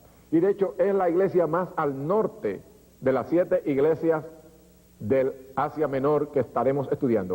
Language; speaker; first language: Spanish; native; Spanish